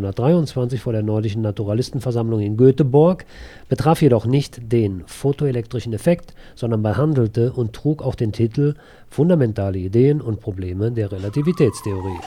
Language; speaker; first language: German; native; German